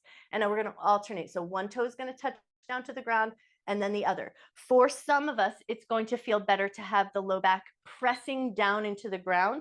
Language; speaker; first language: English; native; English